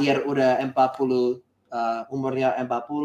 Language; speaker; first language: Indonesian; non-native, learner; English